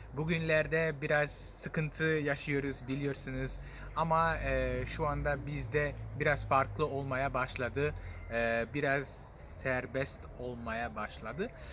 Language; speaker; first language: Turkish; non-native, fluent; French